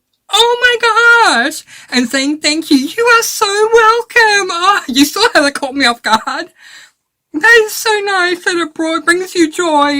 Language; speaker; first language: English; native; English